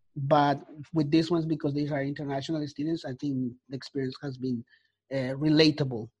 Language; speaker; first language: English; non-native, fluent; Spanish